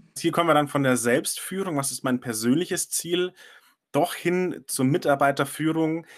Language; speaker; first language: German; non-native, fluent; Chinese